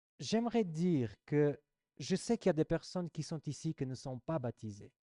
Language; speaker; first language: French; non-native, fluent; Portuguese